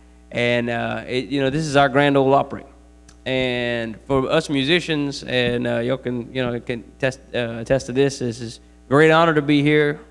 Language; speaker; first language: English; early bilingual, other home language; French